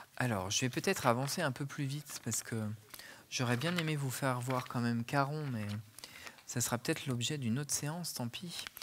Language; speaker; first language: French; native; French